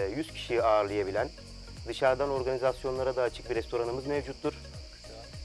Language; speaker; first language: Turkish; native; Turkish